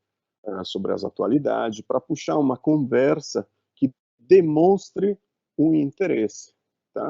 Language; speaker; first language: Portuguese; non-native, fluent; Italian